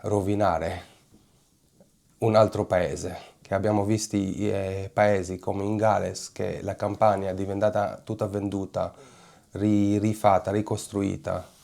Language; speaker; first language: Italian; non-native, fluent; Hebrew